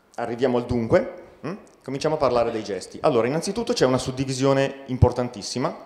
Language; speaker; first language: Italian; native; Italian